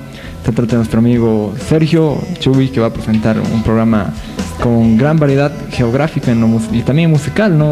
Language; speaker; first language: Spanish; native; Spanish